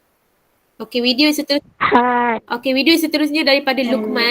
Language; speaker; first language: Malay; native; Malay